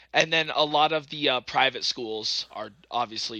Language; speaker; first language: English; native; English